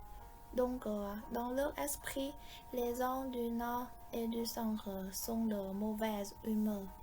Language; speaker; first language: French; non-native, fluent; Vietnamese